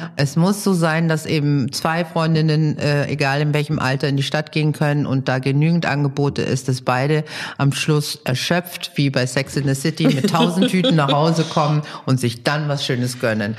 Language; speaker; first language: German; early bilingual, other home language; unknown